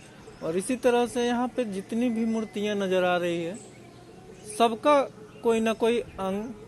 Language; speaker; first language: Hindi; native; Hindi